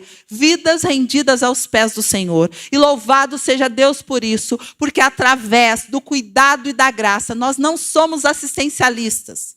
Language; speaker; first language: Portuguese; native; Portuguese